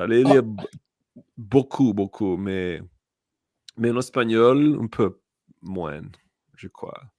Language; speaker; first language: French; non-native, learner; English